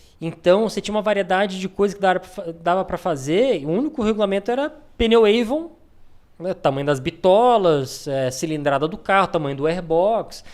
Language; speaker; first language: Portuguese; early bilingual, other home language; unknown